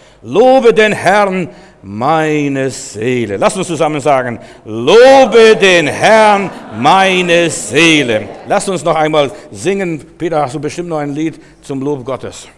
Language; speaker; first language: German; native; German